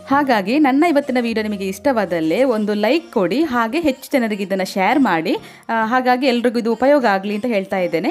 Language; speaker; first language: Kannada; non-native, local second language; Tulu